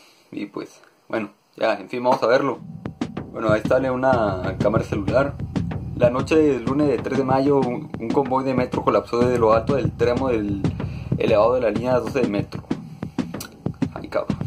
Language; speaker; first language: Spanish; native; Spanish